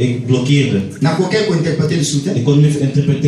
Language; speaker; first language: Dutch; non-native, learner; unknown